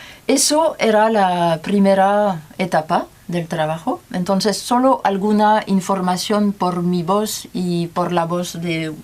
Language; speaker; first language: Spanish; non-native, learner; French